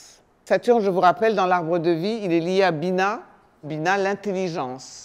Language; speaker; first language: French; native; French